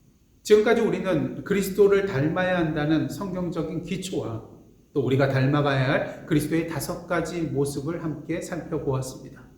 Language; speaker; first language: Korean; native; Korean